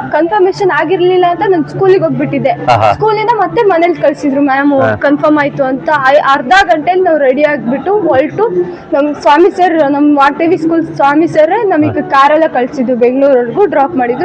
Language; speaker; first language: Kannada; native; Kannada